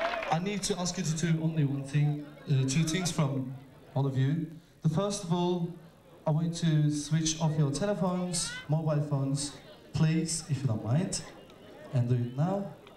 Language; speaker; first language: English; non-native, learner; Turkish